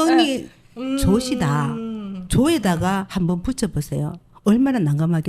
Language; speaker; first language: Korean; native; Korean